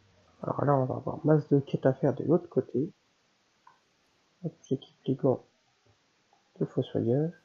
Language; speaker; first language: French; native; French